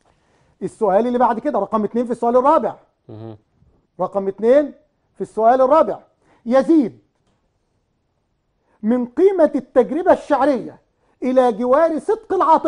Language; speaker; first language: Arabic; native; Arabic